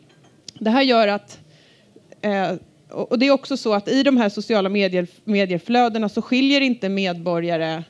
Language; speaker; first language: Swedish; native; Swedish